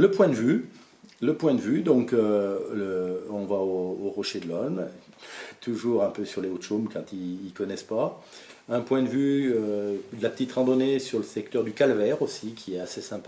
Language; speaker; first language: French; native; French